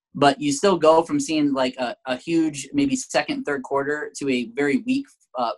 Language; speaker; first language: English; native; English